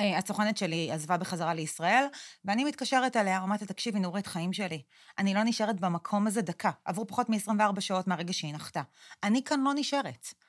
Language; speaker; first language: Hebrew; native; Hebrew